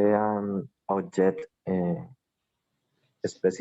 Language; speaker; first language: French; non-native, learner; Spanish